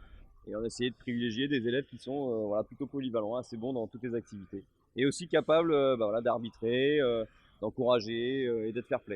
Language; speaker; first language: French; native; French